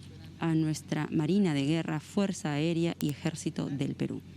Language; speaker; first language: Spanish; native; Spanish